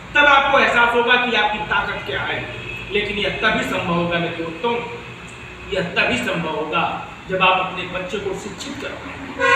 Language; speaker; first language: Hindi; native; Hindi